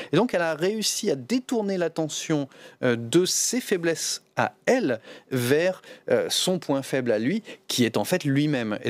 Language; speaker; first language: French; native; French